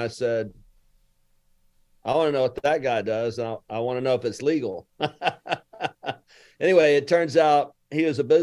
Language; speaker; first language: English; native; English